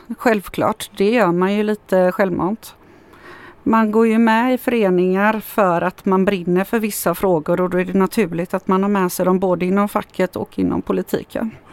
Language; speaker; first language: Swedish; non-native, fluent; Macedonian